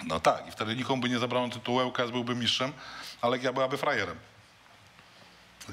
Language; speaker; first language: Polish; native; Polish